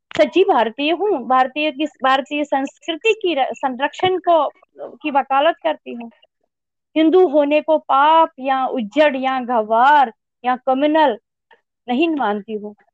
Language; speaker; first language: Hindi; non-native, local second language; Kashmiri